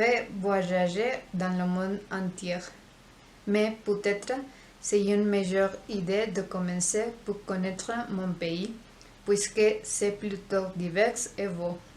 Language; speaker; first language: French; non-native, learner; Spanish